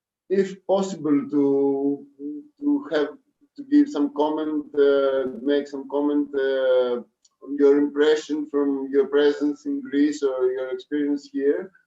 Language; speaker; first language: English; non-native, fluent; Greek